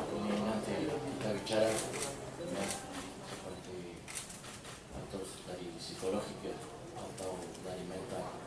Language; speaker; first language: Indonesian; non-native, learner; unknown